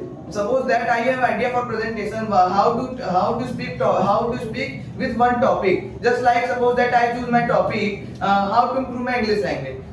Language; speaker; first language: English; non-native, learner; Hindi